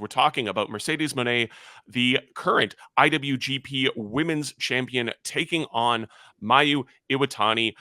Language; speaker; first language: English; native; English